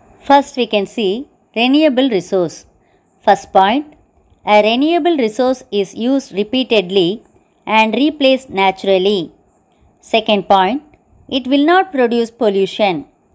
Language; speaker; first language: English; non-native, local second language; Tamil